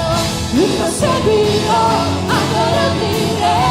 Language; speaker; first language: Italian; non-native, fluent; Portuguese